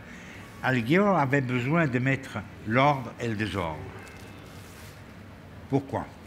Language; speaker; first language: French; non-native, fluent; German